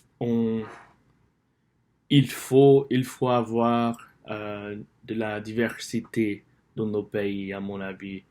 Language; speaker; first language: French; non-native, learner; English